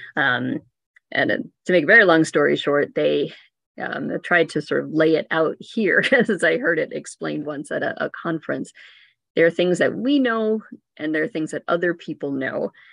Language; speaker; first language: English; native; English